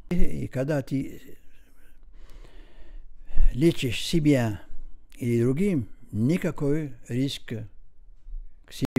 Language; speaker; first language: Russian; non-native, learner; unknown